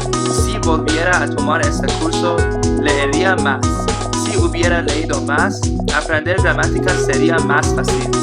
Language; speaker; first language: Spanish; non-native, learner; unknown